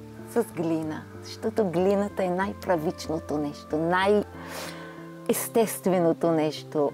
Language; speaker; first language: Bulgarian; non-native, fluent; Hebrew